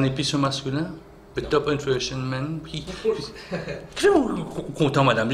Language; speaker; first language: French; non-native, local second language; Morisyen